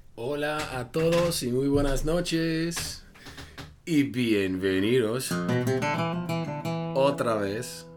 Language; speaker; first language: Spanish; non-native, fluent; English